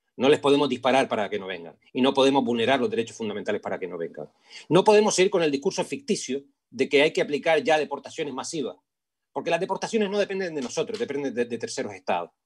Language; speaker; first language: Spanish; native; Spanish